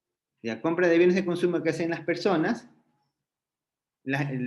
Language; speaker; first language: Spanish; native; Spanish